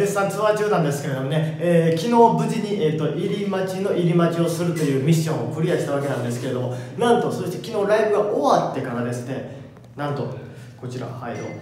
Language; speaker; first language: Japanese; native; Japanese